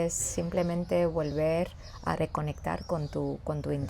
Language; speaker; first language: Spanish; non-native, fluent; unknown